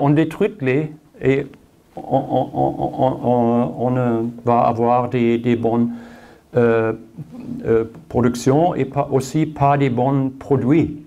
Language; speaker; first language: French; non-native, learner; German